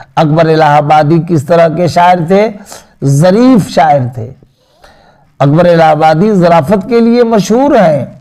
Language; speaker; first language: Urdu; native; Urdu